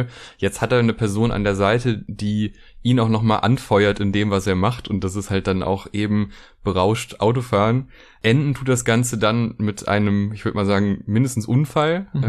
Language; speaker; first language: German; native; German